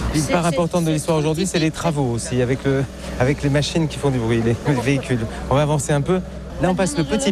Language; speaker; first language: French; native; French